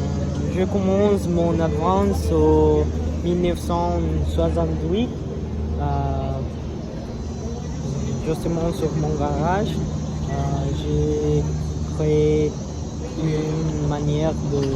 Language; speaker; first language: French; non-native, learner; Spanish